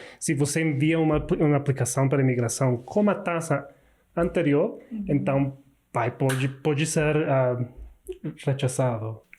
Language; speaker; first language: Portuguese; non-native, learner; Spanish